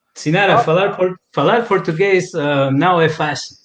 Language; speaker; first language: Portuguese; non-native, learner; English